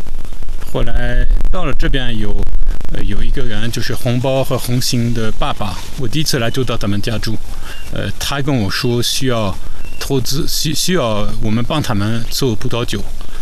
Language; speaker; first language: Chinese; non-native, fluent; French